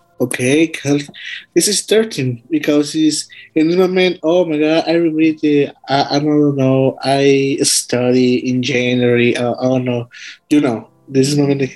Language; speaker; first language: English; non-native, learner; Spanish